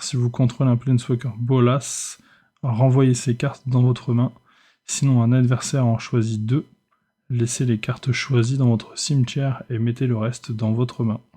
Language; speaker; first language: French; native; French